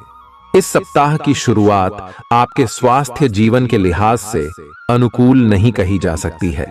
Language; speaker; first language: Hindi; native; Hindi